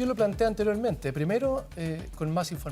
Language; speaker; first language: Spanish; native; Spanish